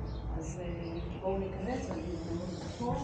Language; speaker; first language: Hebrew; native; Hebrew